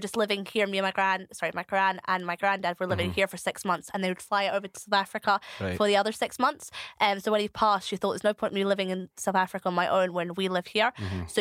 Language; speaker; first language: English; native; English